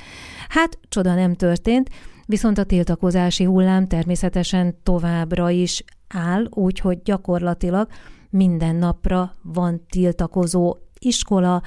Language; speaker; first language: Hungarian; native; Hungarian